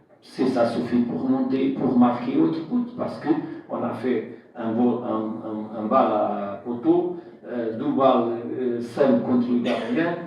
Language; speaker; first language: French; non-native, fluent; Portuguese